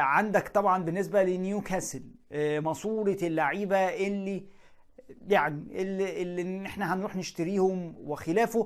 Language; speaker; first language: Arabic; native; Arabic